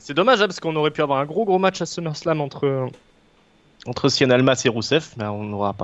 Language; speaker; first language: French; native; French